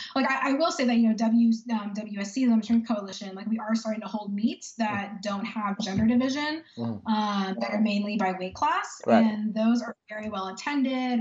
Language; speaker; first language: English; native; English